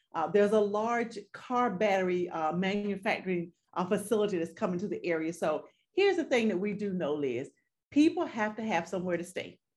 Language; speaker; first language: English; native; English